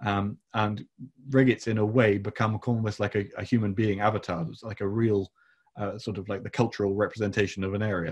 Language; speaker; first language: English; native; English